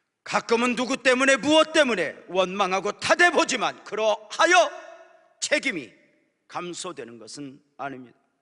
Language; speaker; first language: Korean; native; Korean